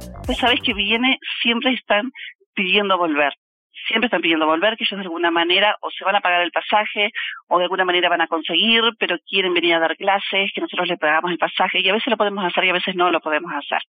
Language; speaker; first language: Spanish; native; Spanish